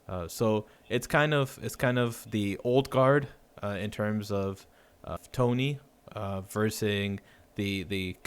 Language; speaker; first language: English; native; English